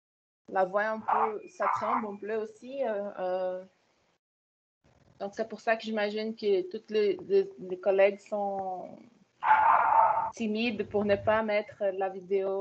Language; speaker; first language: French; non-native, fluent; Portuguese